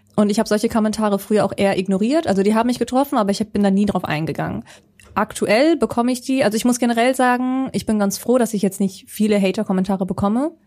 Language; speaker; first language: German; early bilingual, other home language; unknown